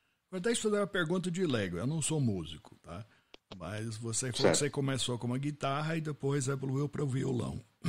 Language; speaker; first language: Portuguese; non-native, fluent; English